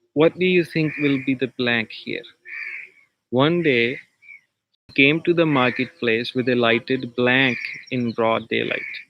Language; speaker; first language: English; non-native, local second language; Punjabi